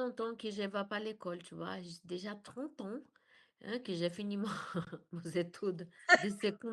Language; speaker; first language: French; non-native, learner; Portuguese